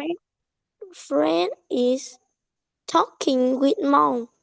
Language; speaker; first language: English; non-native, learner; Vietnamese